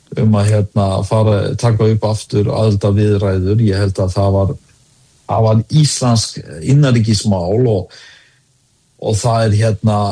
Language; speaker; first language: Icelandic; early bilingual, other home language; Danish